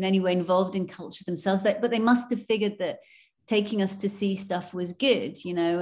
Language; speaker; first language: English; native; English